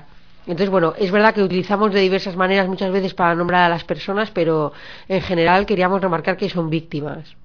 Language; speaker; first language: Spanish; native; Spanish